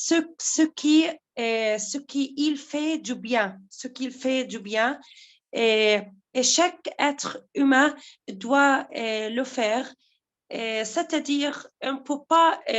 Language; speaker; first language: French; non-native, local second language; Arabic